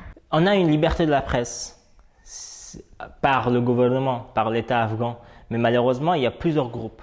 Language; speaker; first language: French; non-native, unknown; Persian